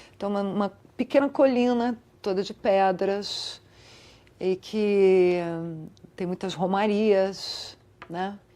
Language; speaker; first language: Portuguese; early bilingual, other home language; Italian